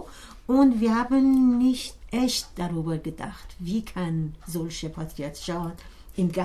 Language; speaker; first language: German; non-native, learner; Persian